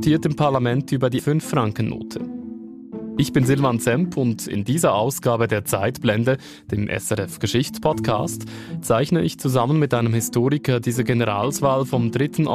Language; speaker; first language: German; native; German